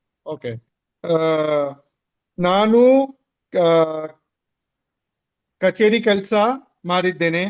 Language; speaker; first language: Kannada; non-native, learner; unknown